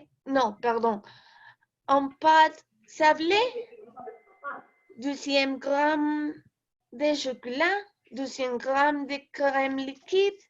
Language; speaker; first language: French; non-native, learner; Spanish